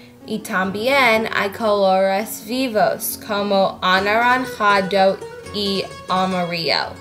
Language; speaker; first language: Spanish; non-native, learner; English